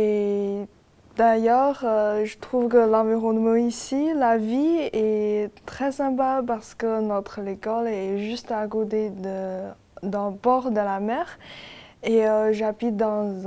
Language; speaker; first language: French; non-native, learner; Chinese